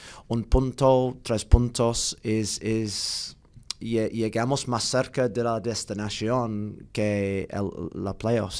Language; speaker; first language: Spanish; non-native, learner; English